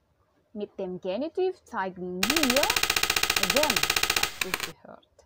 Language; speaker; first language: German; non-native, fluent; Indonesian